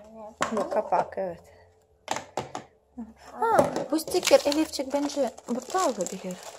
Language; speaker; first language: Turkish; non-native, learner; Russian